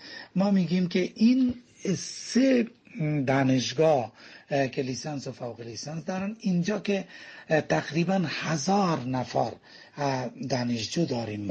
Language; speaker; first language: Persian; non-native, fluent; Bangla